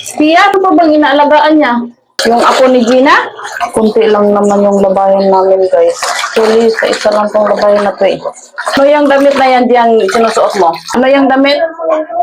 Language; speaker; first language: Filipino; non-native, local second language; Cebuano